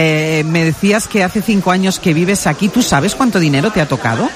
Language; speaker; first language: Spanish; native; Spanish